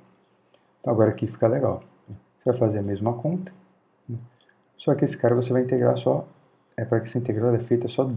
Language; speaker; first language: Portuguese; native; Portuguese